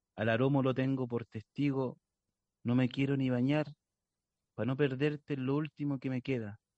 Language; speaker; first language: Spanish; native; Spanish